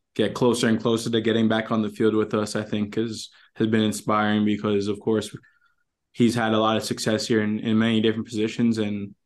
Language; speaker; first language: English; native; English